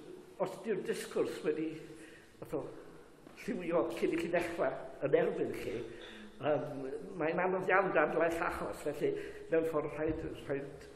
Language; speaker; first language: Welsh; native; Welsh